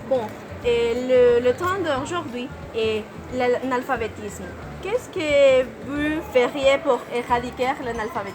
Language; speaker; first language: French; non-native, learner; Spanish